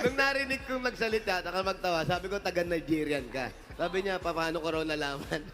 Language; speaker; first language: Filipino; native; Filipino